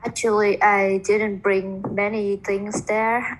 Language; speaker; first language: English; non-native, learner; Vietnamese